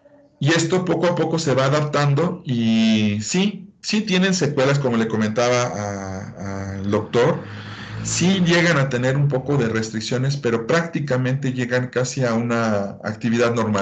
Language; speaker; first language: Spanish; native; Spanish